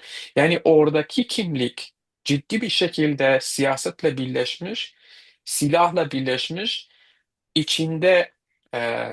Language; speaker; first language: Turkish; non-native, fluent; Kurdish